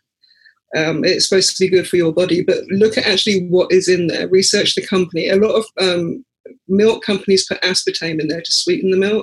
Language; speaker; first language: English; native; English